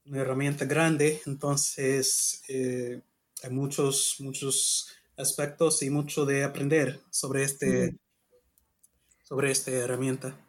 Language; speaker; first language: Spanish; non-native, learner; English